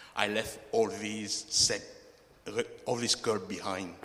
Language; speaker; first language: English; non-native, fluent; Chinese